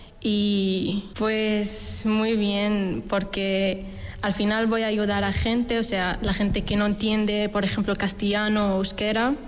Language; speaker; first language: Spanish; non-native, fluent; Arabic